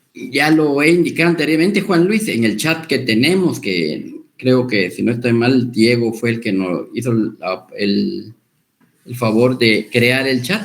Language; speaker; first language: Spanish; native; Spanish